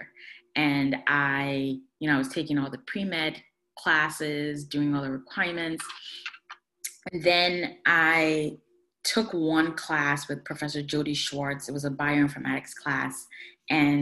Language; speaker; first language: English; non-native, local second language; Akan